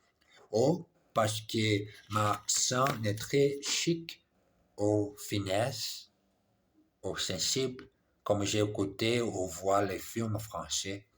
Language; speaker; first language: French; non-native, learner; English